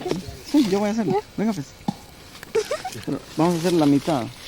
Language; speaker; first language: Spanish; native; Spanish